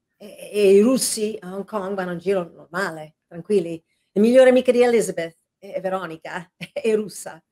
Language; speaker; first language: Italian; non-native, fluent; English